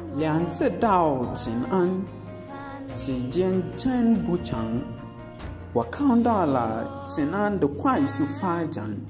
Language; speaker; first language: Chinese; non-native, fluent; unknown